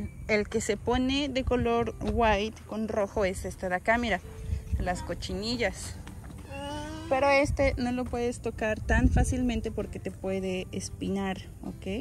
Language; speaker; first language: Spanish; native; Spanish